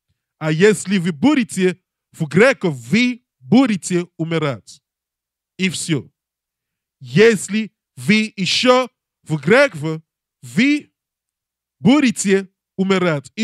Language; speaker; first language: Russian; non-native, learner; English